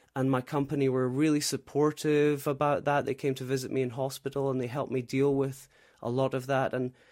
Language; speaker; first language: English; native; English